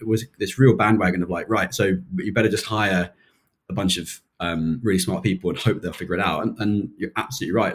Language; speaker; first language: English; native; English